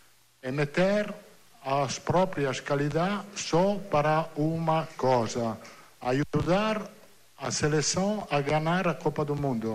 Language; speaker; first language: Portuguese; non-native, learner; Italian